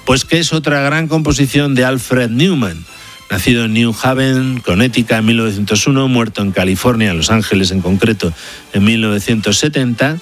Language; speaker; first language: Spanish; native; Spanish